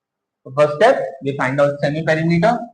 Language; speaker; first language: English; non-native, local second language; Hindi